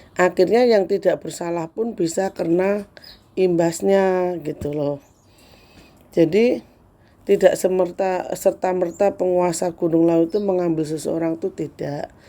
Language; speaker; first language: Indonesian; native; Indonesian